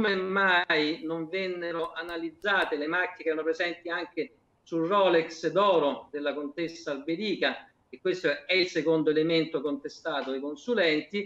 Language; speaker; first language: Italian; native; Italian